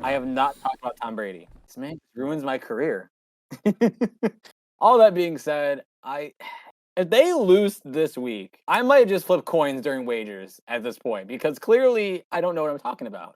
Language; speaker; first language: English; native; English